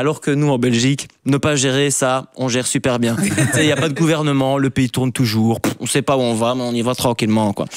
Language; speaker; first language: French; native; French